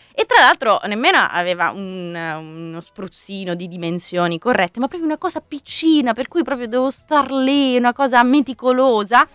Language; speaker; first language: Italian; native; Italian